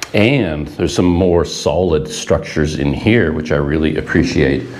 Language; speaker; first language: English; native; English